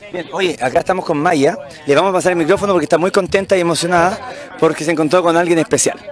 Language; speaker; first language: Spanish; native; Spanish